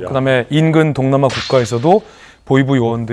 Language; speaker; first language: Korean; native; Korean